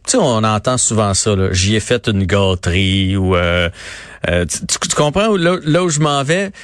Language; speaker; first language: French; native; French